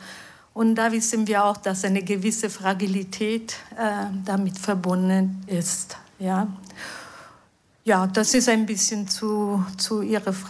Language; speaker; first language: German; non-native, fluent; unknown